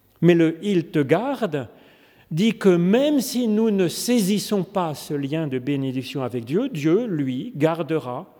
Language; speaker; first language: French; native; French